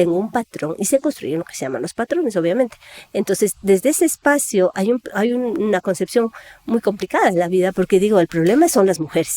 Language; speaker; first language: Spanish; native; Spanish